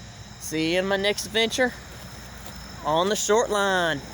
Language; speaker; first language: English; native; English